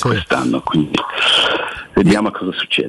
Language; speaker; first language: Italian; non-native, fluent; English